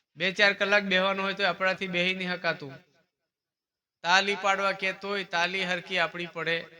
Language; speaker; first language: Gujarati; native; Gujarati